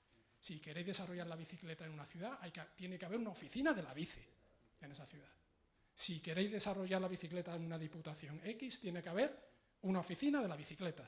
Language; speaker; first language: Spanish; native; Spanish